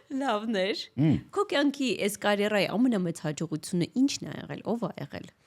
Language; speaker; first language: Armenian; native; Armenian